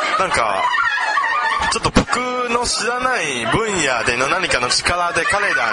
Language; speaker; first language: Japanese; non-native, fluent; Chinese